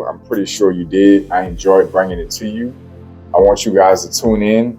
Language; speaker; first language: English; native; English